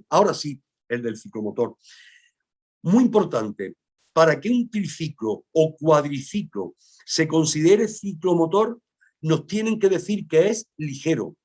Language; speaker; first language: Spanish; native; Spanish